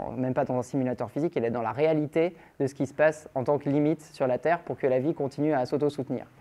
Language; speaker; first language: French; native; French